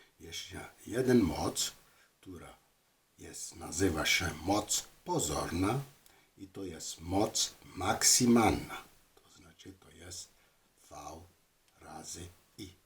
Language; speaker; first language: Polish; non-native, learner; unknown